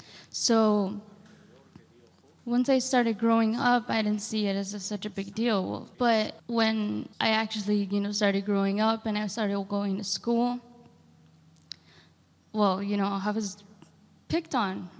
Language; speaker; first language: English; native; English